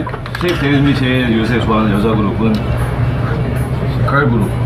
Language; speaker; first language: Korean; native; Korean